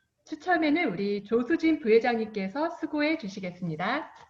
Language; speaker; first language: Korean; native; Korean